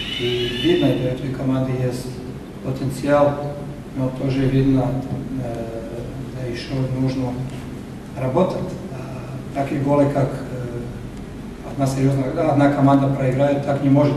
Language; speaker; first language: Russian; non-native, learner; Macedonian